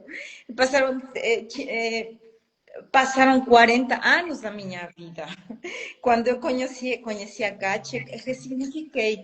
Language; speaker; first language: Portuguese; non-native, fluent; Spanish